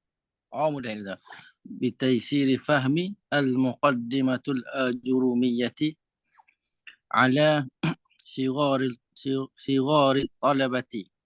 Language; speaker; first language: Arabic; non-native, fluent; Malay